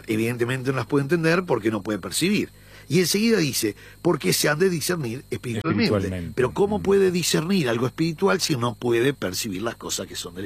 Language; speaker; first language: Spanish; native; Spanish